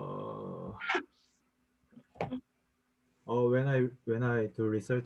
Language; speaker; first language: English; non-native, learner; Korean